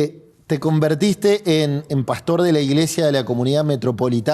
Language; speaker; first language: Spanish; native; Spanish